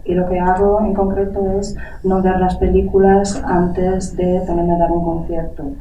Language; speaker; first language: Spanish; native; Spanish